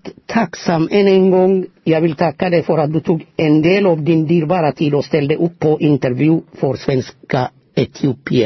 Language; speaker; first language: Swedish; non-native, fluent; Amharic